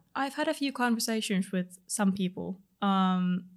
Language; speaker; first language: English; non-native, fluent; Finnish